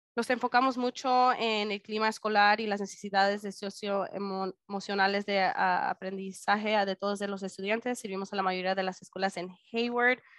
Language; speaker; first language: Spanish; early bilingual, heritage; Spanish